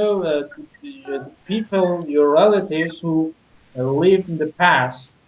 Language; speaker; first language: English; non-native, learner; Persian